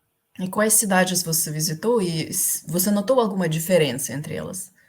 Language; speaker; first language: Portuguese; non-native, fluent; Ukrainian